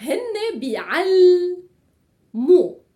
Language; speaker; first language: Arabic; native; Arabic